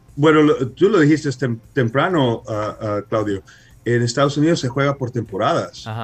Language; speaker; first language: Spanish; early bilingual, heritage; Spanish